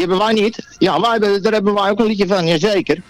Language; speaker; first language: Dutch; native; Dutch